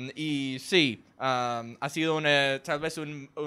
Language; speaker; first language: Spanish; non-native, fluent; English